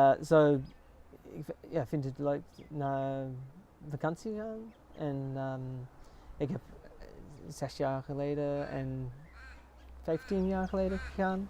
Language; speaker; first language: Dutch; early bilingual, heritage; English